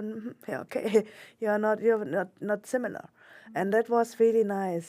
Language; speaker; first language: English; non-native, local second language; German